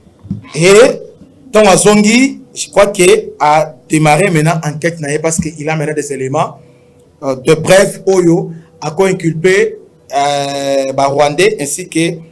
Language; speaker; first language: French; non-native, local second language; Lingala